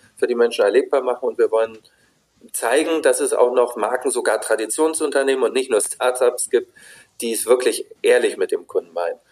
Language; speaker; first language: German; native; German